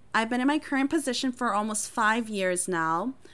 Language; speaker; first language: English; early bilingual, other home language; Hmong